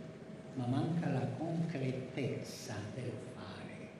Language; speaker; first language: Italian; non-native, fluent; Spanish